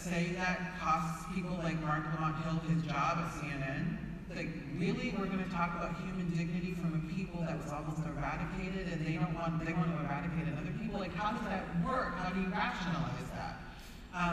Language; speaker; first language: English; native; English